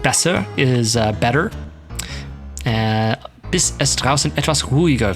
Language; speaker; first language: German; non-native, learner; English